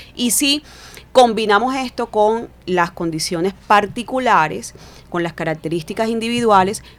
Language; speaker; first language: Spanish; native; Spanish